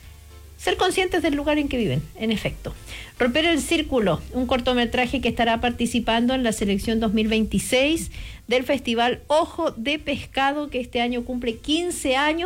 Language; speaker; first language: Spanish; native; Spanish